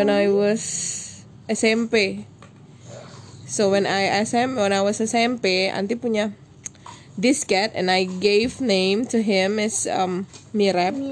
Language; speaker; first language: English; non-native, local second language; Indonesian